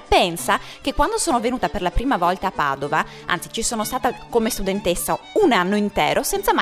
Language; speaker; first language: Italian; native; Italian